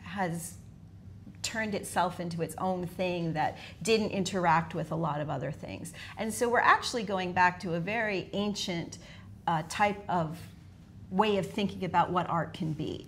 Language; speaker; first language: English; native; English